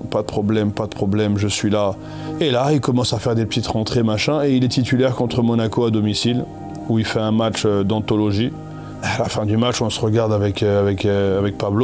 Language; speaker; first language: French; native; French